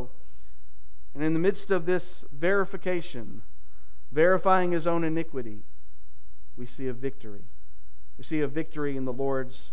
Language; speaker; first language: English; native; English